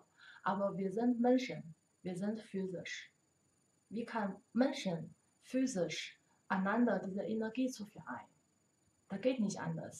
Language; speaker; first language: German; non-native, learner; Chinese